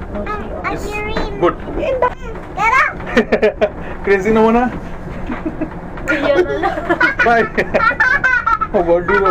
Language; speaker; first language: English; non-native, learner; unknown